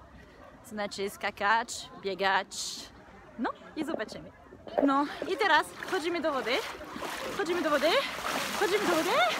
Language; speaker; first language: Polish; non-native, learner; French